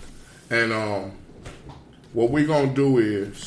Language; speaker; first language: English; native; English